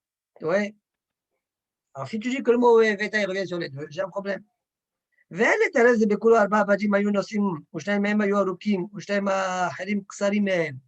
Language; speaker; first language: French; native; French